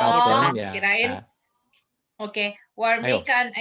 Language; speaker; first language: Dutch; non-native, learner; Indonesian